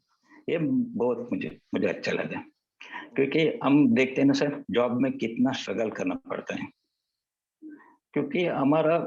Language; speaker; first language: Hindi; non-native, local second language; Kannada